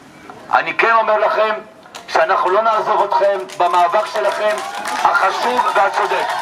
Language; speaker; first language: Hebrew; non-native, fluent; Amharic